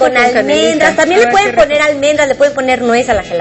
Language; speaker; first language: Spanish; native; Spanish